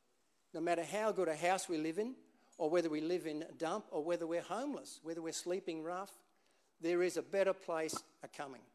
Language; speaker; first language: English; native; English